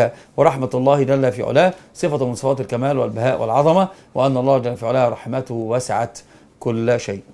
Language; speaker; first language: Arabic; native; Arabic